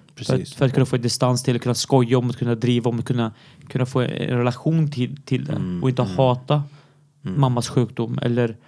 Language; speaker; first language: Swedish; early bilingual, other home language; Arabic